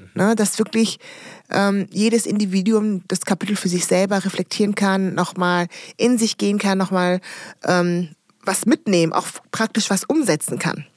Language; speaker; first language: German; early bilingual, other home language; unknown